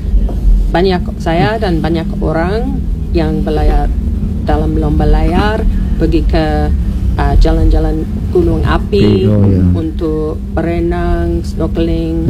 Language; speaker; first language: Indonesian; non-native, learner; English